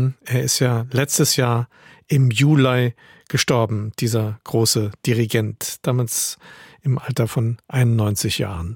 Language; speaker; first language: German; native; German